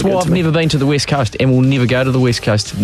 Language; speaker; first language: English; native; English